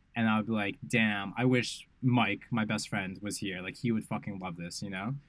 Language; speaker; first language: English; native; English